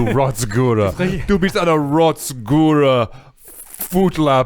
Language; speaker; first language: German; non-native, learner; English